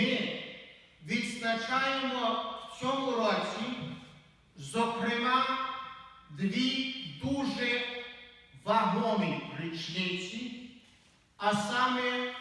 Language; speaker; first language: Ukrainian; native; Ukrainian